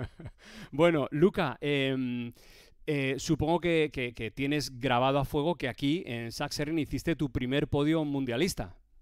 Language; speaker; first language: Spanish; native; Spanish